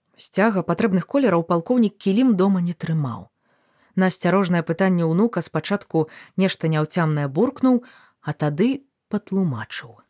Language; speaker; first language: Belarusian; native; Belarusian